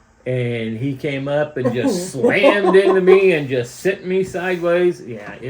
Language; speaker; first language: English; native; English